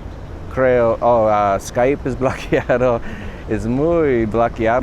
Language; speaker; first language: Spanish; non-native, learner; English